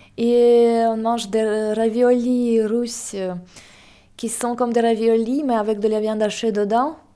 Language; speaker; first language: French; non-native, fluent; Russian